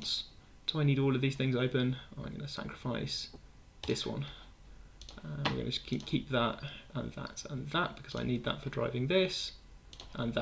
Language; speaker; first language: English; native; English